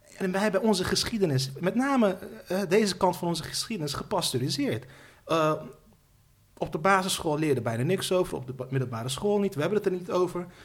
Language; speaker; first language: Dutch; early bilingual, other home language; Turkish